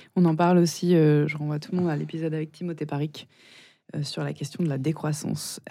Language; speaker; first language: French; native; French